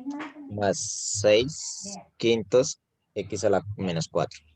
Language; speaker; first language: Spanish; native; Spanish